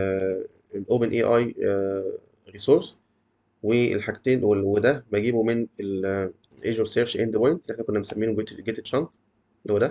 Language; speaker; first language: Arabic; native; Arabic